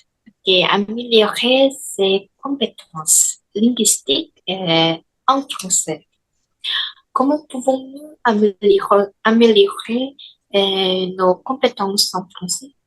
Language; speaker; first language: French; non-native, learner; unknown